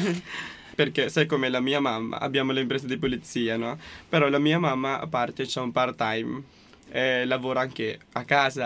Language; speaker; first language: Italian; non-native, fluent; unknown